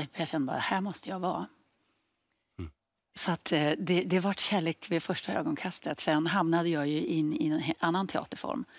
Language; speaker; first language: Swedish; native; Swedish